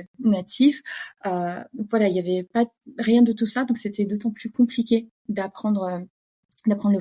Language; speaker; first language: French; non-native, fluent; Russian